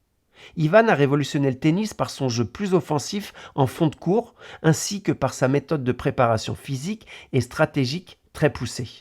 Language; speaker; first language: French; native; French